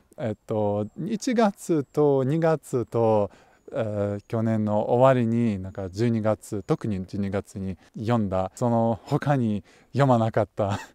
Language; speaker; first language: Japanese; non-native, fluent; Russian